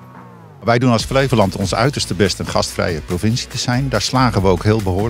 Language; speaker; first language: Dutch; native; Dutch